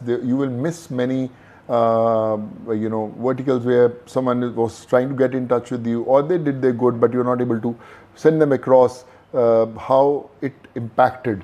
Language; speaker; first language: English; non-native, local second language; Punjabi